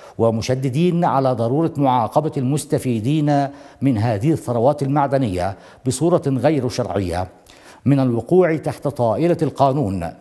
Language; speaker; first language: Arabic; non-native, local second language; Somali